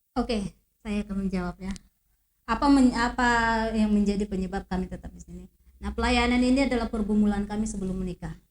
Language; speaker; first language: Indonesian; native; Indonesian